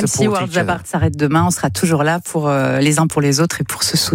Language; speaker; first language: French; native; French